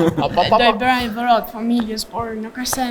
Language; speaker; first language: Albanian; early bilingual, heritage; Albanian